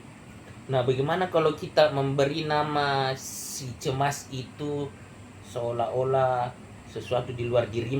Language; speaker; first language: Indonesian; native; Indonesian